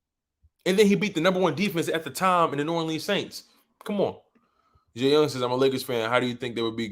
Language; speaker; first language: English; native; English